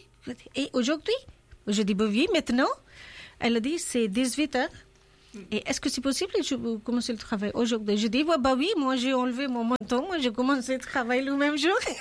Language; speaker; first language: French; non-native, learner; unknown